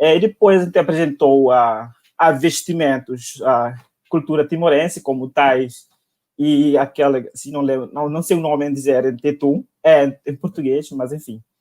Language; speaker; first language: Portuguese; non-native, local second language; Tetum